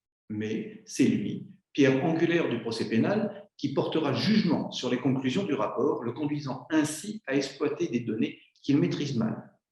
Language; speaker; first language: French; native; French